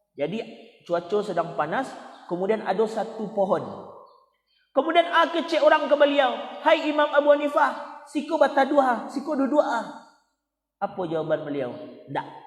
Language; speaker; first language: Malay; non-native, local second language; Minangkabau